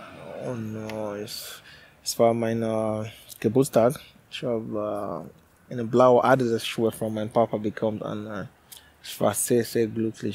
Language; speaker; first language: German; non-native, learner; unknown